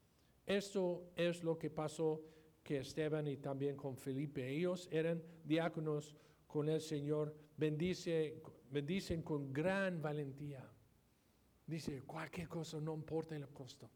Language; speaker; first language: Spanish; non-native, fluent; English